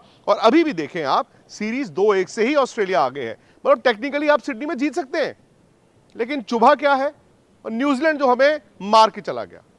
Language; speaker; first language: Hindi; native; Hindi